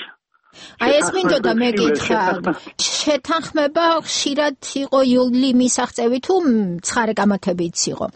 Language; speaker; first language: Georgian; native; Georgian